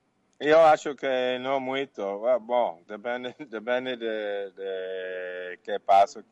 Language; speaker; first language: Portuguese; non-native, learner; English